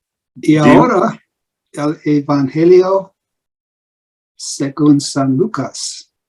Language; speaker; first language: Spanish; non-native, learner; English